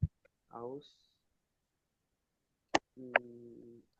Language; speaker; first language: German; non-native, learner; Indonesian